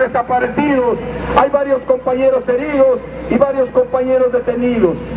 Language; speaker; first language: Spanish; native; Spanish